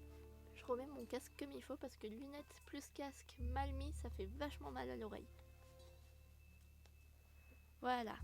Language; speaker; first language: French; native; French